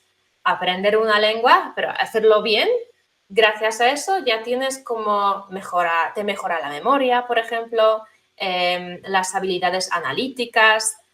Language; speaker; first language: Spanish; non-native, fluent; Polish